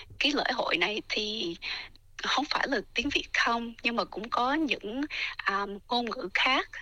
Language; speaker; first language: Vietnamese; early bilingual, heritage; Vietnamese